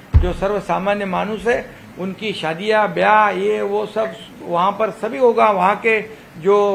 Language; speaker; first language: Hindi; non-native, local second language; Marathi